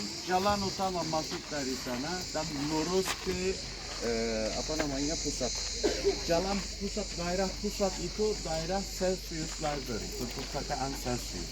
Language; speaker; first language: Indonesian; non-native, learner; Turkish